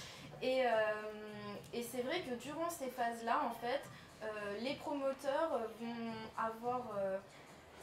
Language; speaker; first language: French; native; French